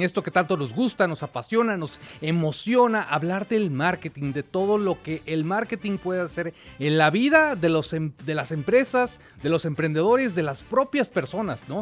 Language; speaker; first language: Spanish; native; Spanish